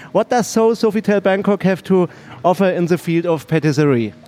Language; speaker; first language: English; non-native, learner; German